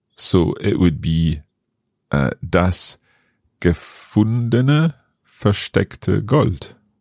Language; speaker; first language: German; non-native, learner; English